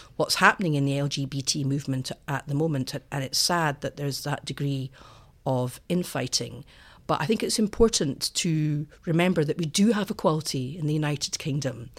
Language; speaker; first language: English; native; English